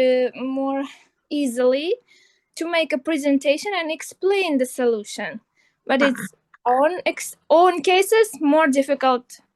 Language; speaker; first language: English; non-native, fluent; Uzbek